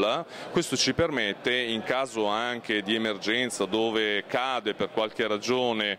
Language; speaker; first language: Italian; native; Italian